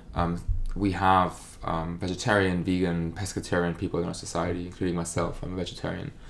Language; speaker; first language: English; non-native, fluent; German